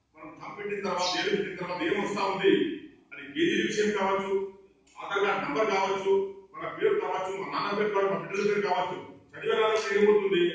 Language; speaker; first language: Telugu; non-native, local second language; Urdu